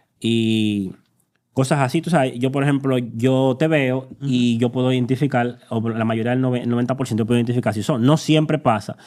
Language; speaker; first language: Spanish; native; Spanish